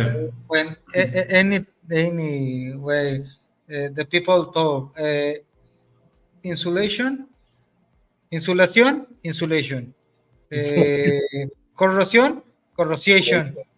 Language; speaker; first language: English; non-native, learner; Spanish